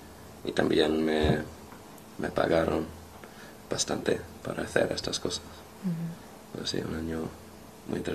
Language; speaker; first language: Spanish; non-native, fluent; English